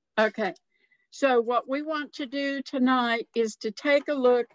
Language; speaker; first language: English; native; English